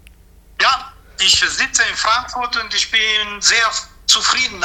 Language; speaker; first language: German; non-native, fluent; Italian